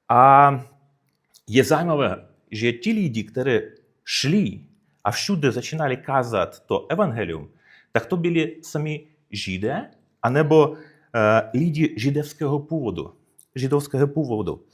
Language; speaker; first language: Czech; non-native, fluent; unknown